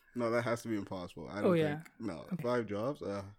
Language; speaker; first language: English; early bilingual, other home language; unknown